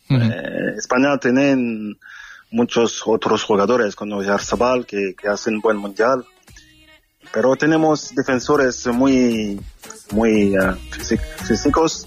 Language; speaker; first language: Spanish; non-native, fluent; French